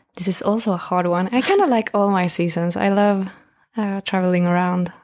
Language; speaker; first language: English; non-native, fluent; Swedish